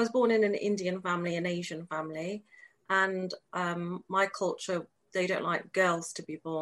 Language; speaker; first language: English; native; English